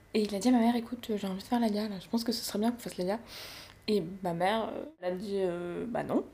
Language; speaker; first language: French; native; French